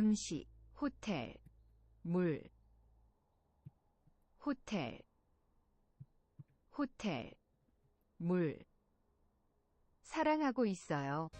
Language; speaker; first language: Korean; non-native, learner; English